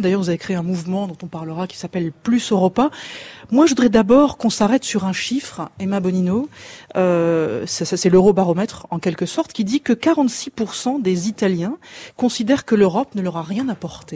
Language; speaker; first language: French; native; French